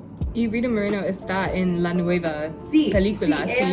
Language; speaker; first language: Spanish; non-native, learner; English